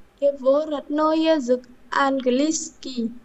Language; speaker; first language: Russian; non-native, learner; Vietnamese